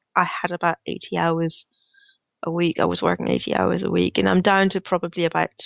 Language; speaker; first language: English; non-native, fluent; Danish